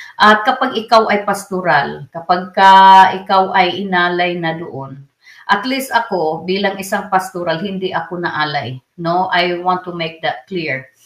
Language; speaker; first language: Filipino; non-native, local second language; Cebuano